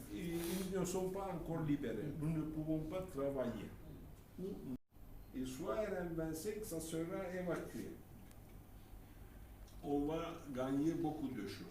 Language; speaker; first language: French; non-native, fluent; Turkish